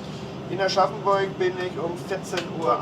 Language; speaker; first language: German; native; German